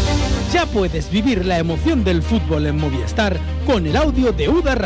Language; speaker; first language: Spanish; native; Spanish